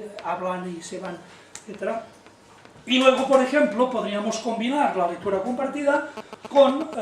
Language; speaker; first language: Spanish; native; Spanish